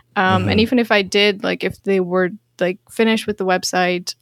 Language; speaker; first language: English; non-native, fluent; Dutch